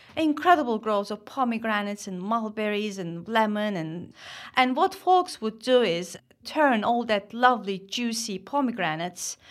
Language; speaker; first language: English; non-native, fluent; Turkish